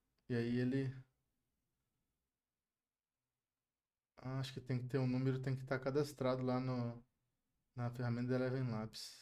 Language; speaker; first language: Portuguese; native; Portuguese